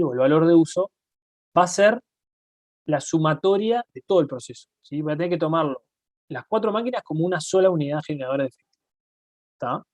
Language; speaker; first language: Spanish; native; Spanish